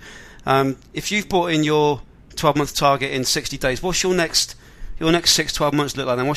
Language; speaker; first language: English; native; English